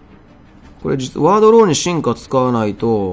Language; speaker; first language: Japanese; native; Japanese